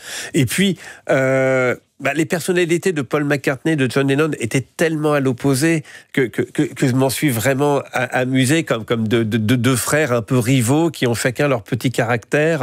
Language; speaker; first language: French; native; French